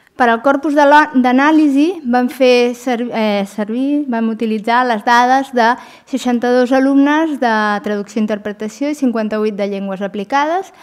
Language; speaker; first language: Catalan; native; Catalan